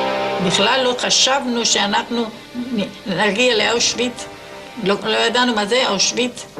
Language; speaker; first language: Hebrew; non-native, fluent; Ladino